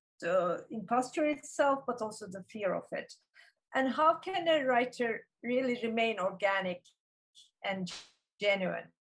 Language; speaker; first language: English; non-native, fluent; Turkish